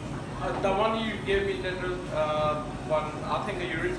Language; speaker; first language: English; non-native, learner; Punjabi